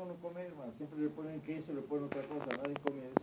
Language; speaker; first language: Spanish; native; Spanish